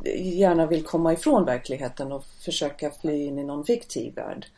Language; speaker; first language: Swedish; non-native, fluent; English